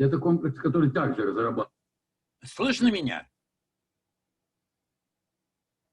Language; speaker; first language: Russian; native; Russian